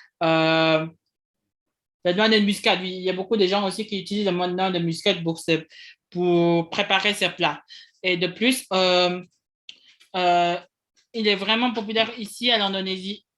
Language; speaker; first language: French; non-native, fluent; Indonesian